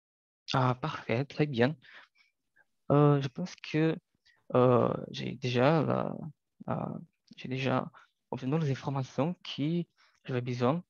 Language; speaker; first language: French; non-native, learner; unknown